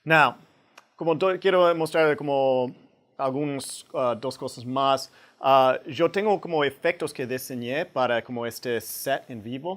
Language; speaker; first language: Spanish; non-native, fluent; English